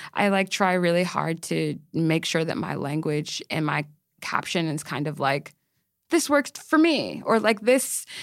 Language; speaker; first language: English; native; English